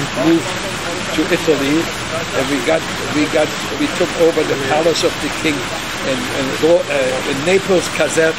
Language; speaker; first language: English; non-native, fluent; German